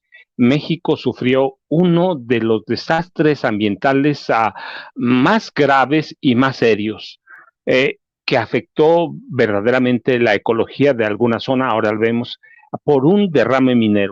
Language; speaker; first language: Spanish; native; Spanish